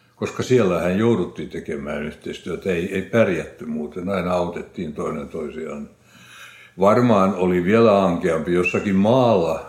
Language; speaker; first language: Finnish; non-native, local second language; Swedish